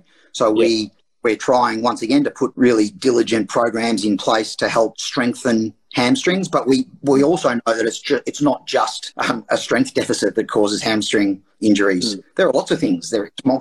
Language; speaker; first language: English; native; English